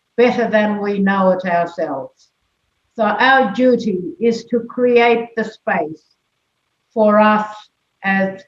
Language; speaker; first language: English; non-native, local second language; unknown